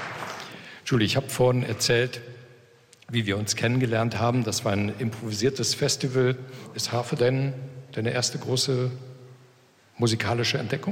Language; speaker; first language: German; native; German